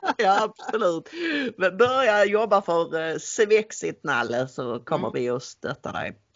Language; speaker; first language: Swedish; native; Swedish